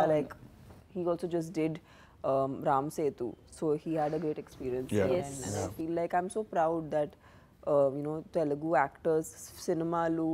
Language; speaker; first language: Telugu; non-native, fluent; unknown